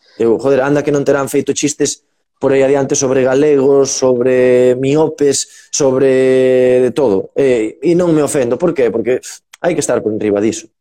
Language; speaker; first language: Galician; native; Galician